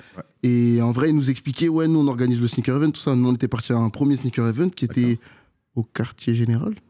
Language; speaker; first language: French; native; French